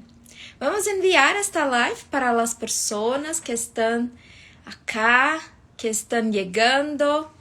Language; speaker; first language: Spanish; non-native, fluent; Portuguese